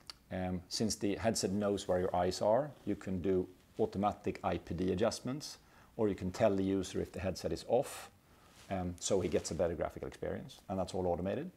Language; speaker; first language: English; non-native, fluent; Swedish